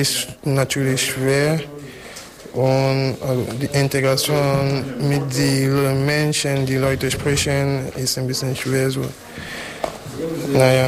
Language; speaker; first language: German; non-native, fluent; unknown